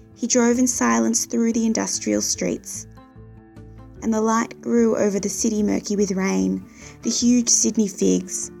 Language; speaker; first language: English; native; English